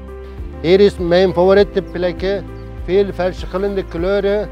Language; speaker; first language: Dutch; non-native, learner; Turkish